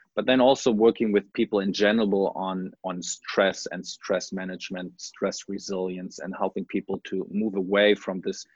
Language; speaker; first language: English; non-native, fluent; German